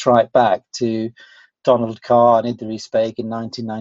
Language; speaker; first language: English; native; English